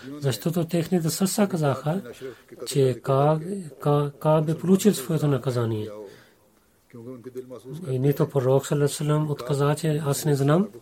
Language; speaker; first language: Bulgarian; non-native, learner; Urdu